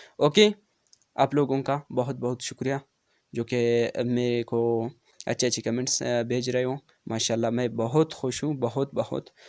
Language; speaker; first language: Urdu; non-native, local second language; Brahui